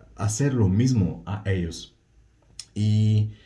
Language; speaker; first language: Spanish; non-native, fluent; Russian